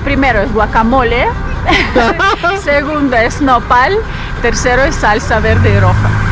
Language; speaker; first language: Spanish; non-native, fluent; Russian